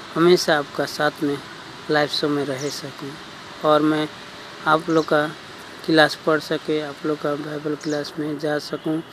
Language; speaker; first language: Hindi; non-native, local second language; Nepali